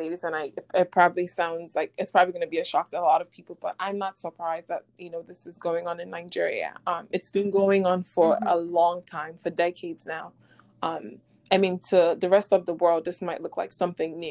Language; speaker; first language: English; non-native, local second language; Igbo